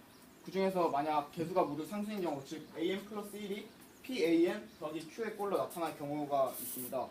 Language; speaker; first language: Korean; native; Korean